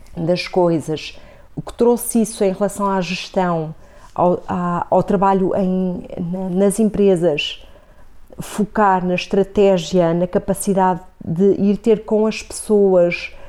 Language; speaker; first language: Portuguese; native; Portuguese